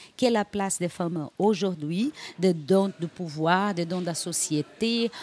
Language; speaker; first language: French; non-native, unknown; Portuguese